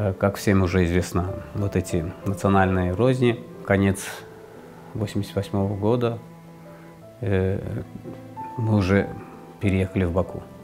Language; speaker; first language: Russian; non-native, local second language; Azerbaijani